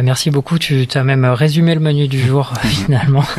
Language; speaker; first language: French; native; French